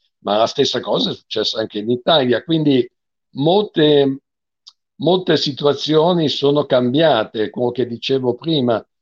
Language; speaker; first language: Italian; native; Italian